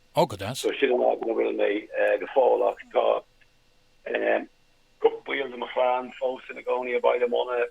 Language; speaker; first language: Irish; non-native, local second language; English